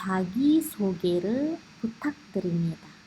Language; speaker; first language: Korean; non-native, fluent; Indonesian